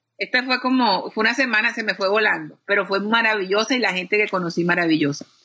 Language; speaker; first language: Spanish; native; Spanish